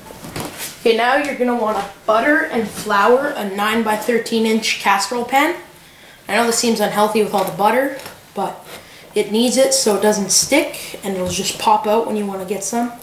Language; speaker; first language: English; native; English